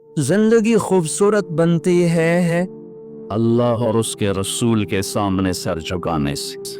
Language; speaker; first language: Urdu; non-native, local second language; Punjabi